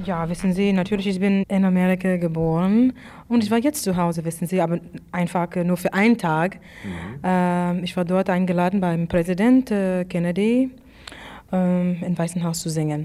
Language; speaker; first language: German; non-native, fluent; English